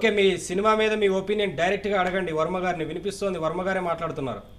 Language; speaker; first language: Telugu; native; Telugu